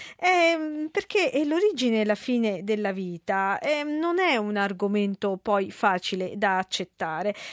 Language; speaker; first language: Italian; native; Italian